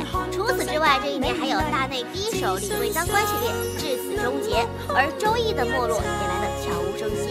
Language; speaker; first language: Chinese; native; Chinese